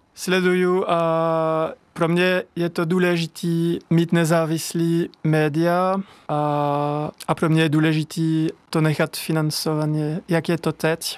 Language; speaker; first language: Czech; non-native, learner; French